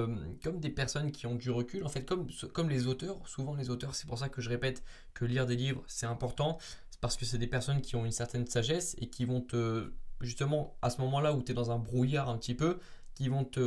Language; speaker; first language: French; native; French